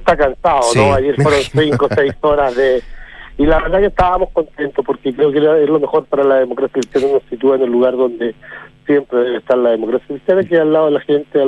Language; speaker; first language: Spanish; native; Spanish